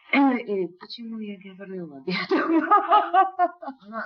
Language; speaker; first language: Russian; non-native, learner; English